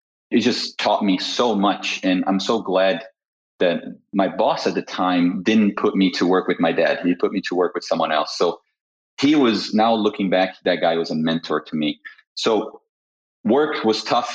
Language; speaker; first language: English; non-native, fluent; Portuguese